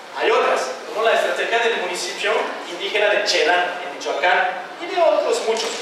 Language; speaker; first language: Spanish; non-native, fluent; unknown